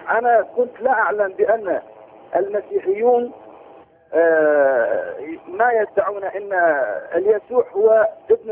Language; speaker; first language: Arabic; non-native, learner; Persian